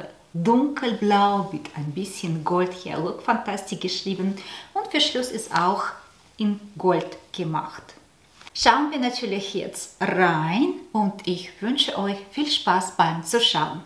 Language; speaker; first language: German; non-native, learner; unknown